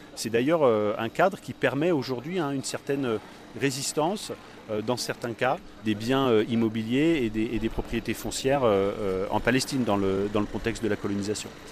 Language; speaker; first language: French; native; French